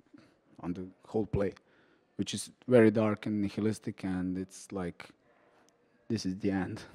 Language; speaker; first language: English; non-native, learner; Croatian